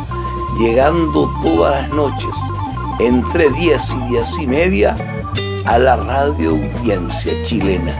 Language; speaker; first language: Spanish; native; Spanish